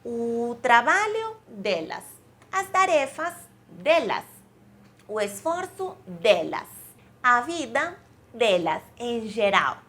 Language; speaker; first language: Portuguese; non-native, fluent; Spanish